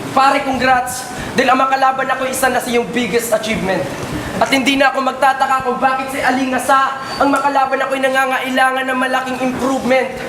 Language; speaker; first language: Filipino; non-native, local second language; Cebuano